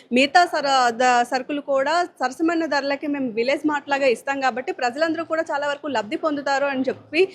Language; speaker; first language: Telugu; native; Telugu